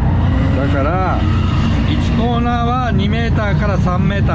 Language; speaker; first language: Japanese; native; Japanese